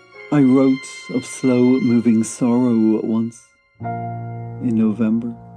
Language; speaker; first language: English; native; English